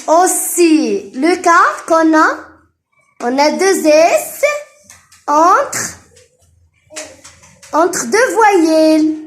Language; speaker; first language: French; non-native, local second language; Arabic